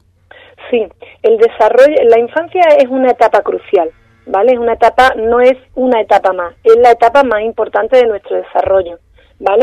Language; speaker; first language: Spanish; native; Spanish